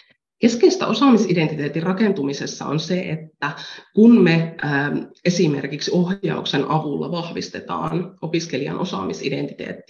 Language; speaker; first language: Finnish; native; Finnish